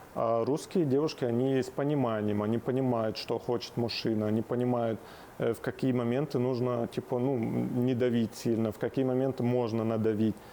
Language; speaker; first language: Russian; non-native, fluent; Arabic